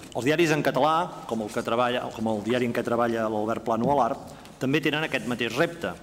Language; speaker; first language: Catalan; native; Catalan